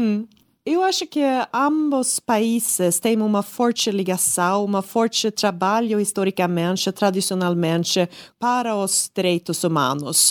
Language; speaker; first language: Portuguese; non-native, learner; Swedish